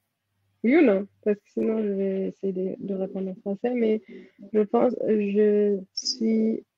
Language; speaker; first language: French; non-native, fluent; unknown